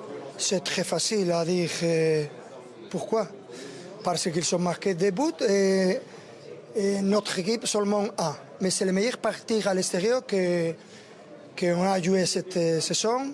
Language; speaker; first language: French; non-native, fluent; Spanish